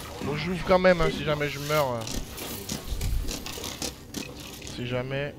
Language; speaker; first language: French; native; French